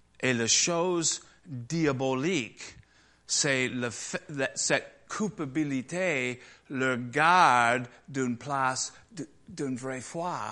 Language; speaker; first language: French; non-native, learner; English